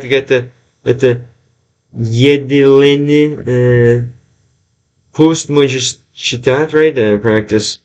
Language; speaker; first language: Russian; non-native, learner; English